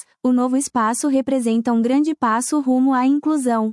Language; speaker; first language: Portuguese; native; Portuguese